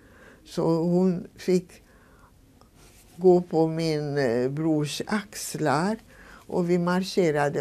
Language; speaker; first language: Swedish; non-native, fluent; Hungarian